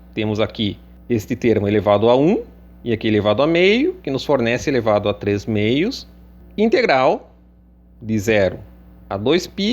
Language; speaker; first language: Portuguese; native; Portuguese